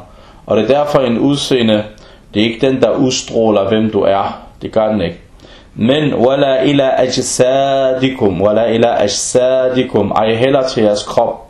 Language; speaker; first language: Danish; early bilingual, other home language; Arabic